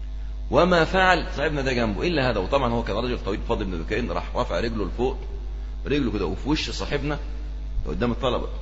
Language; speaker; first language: Arabic; native; Arabic